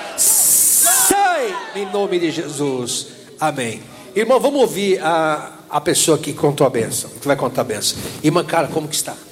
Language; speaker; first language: Portuguese; native; Portuguese